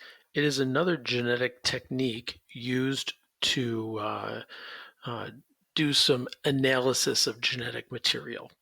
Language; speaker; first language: English; native; English